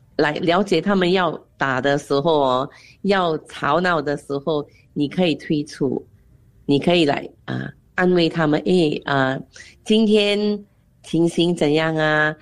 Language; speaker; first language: Chinese; non-native, local second language; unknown